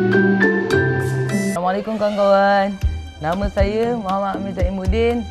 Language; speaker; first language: Malay; native; Malay